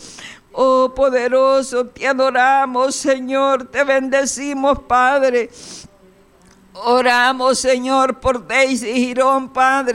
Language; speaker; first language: Spanish; native; Spanish